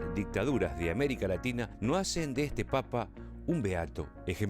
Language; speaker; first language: Spanish; native; Spanish